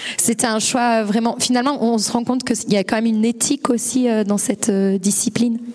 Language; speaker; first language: French; native; French